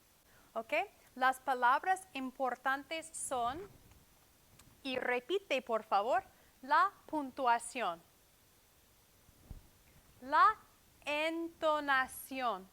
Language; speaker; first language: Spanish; non-native, fluent; English